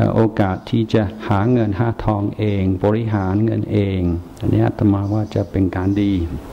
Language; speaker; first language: Thai; non-native, fluent; English